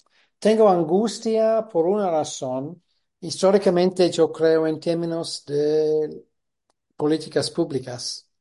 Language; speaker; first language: Spanish; non-native, fluent; English